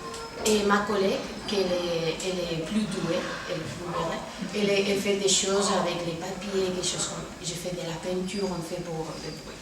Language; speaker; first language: French; non-native, fluent; Spanish